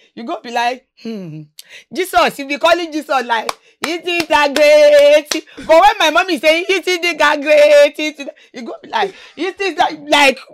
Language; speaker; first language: English; non-native, local second language; Yoruba